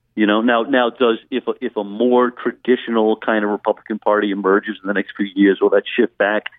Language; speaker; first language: English; native; English